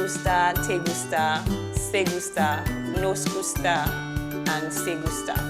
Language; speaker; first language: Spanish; non-native, fluent; English